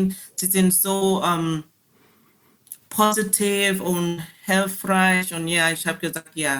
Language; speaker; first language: German; non-native, learner; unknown